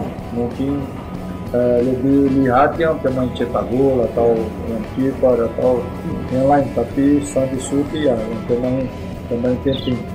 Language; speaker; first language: Indonesian; non-native, fluent; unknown